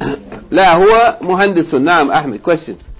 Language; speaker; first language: Arabic; non-native, fluent; English